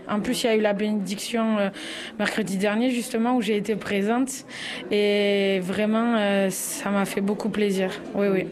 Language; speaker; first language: French; native; French